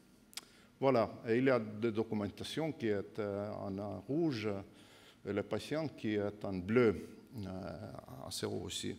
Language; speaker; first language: French; non-native, fluent; Estonian